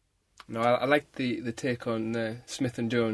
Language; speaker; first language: English; native; English